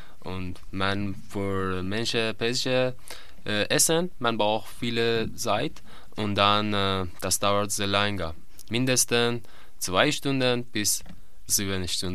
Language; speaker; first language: German; non-native, learner; Persian